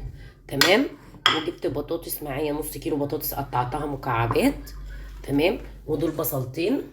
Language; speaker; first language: Arabic; native; Arabic